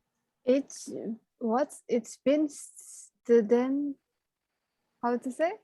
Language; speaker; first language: English; non-native, learner; Indonesian